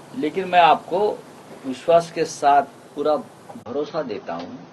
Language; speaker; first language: Hindi; non-native, local second language; Marathi